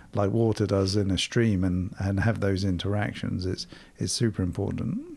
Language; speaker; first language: English; native; English